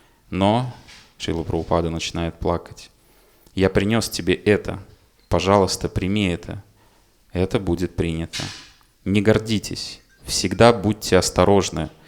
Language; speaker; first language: Russian; native; Russian